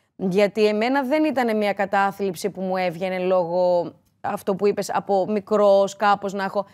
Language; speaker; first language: Greek; native; Greek